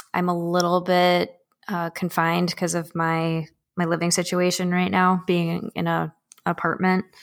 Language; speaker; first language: English; native; English